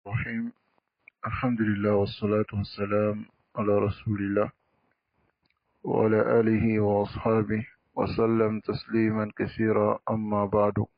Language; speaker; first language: Arabic; non-native, fluent; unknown